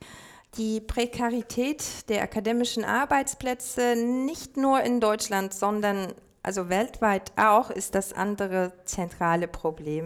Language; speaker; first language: German; non-native, fluent; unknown